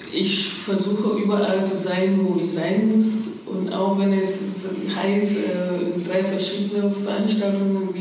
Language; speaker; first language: German; non-native, fluent; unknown